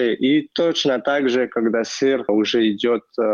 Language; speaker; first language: Russian; non-native, fluent; French